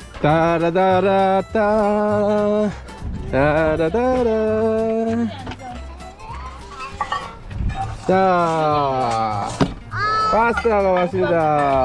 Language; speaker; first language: Korean; native; Korean